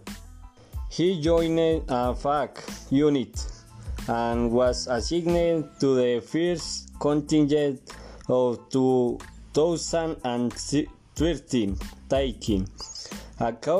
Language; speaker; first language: English; non-native, learner; Spanish